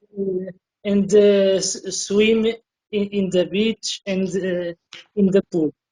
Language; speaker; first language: English; non-native, learner; Portuguese